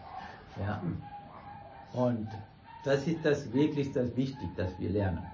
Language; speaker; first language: German; non-native, fluent; Sinhala